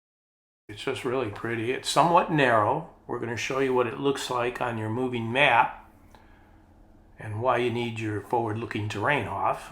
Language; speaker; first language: English; native; English